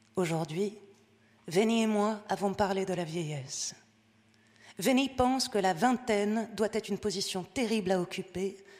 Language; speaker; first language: French; early bilingual, heritage; French